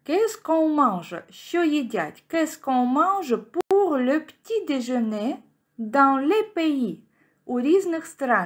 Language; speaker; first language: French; non-native, fluent; Ukrainian